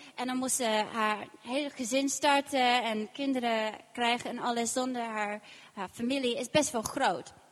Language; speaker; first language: Dutch; non-native, fluent; English